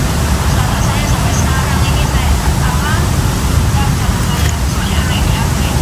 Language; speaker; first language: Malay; non-native, local second language; Javanese